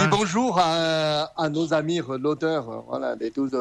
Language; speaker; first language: French; non-native, learner; Chinese